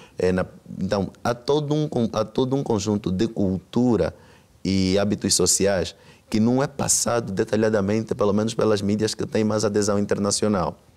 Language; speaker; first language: Portuguese; native; Portuguese